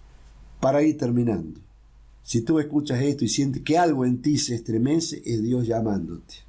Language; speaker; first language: Spanish; native; Spanish